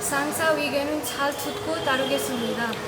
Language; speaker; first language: Korean; non-native, learner; Nepali